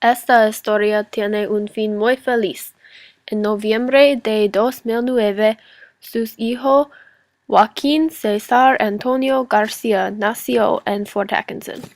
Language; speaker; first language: Spanish; non-native, learner; English